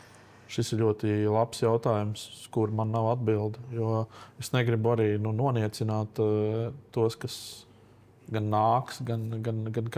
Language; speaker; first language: Latvian; native; Latvian